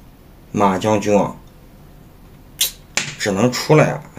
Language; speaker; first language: Chinese; native; Chinese